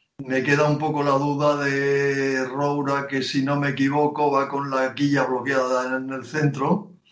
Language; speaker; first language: Spanish; native; Spanish